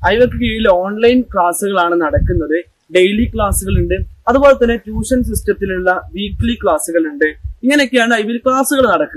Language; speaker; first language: Malayalam; native; Malayalam